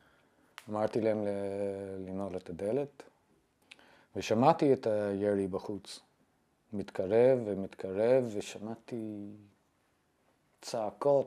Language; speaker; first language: Hebrew; non-native, fluent; English